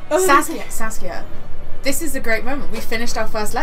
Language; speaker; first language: English; native; English